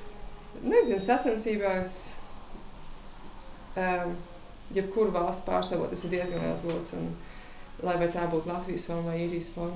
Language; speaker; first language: Latvian; native; Latvian